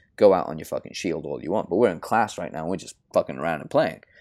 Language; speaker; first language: English; native; English